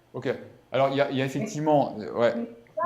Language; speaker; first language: French; native; French